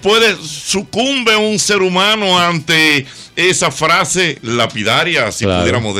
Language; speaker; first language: Spanish; native; Spanish